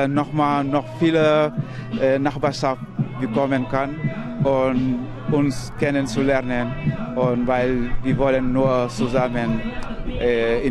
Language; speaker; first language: German; non-native, learner; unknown